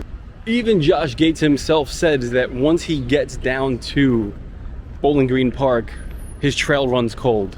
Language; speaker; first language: English; native; English